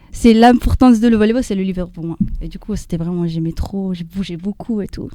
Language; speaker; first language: French; non-native, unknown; Italian